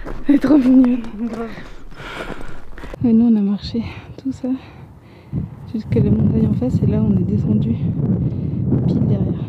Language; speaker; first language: French; native; French